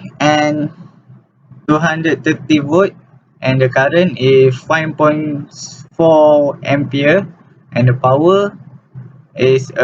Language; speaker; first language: English; non-native, local second language; Malay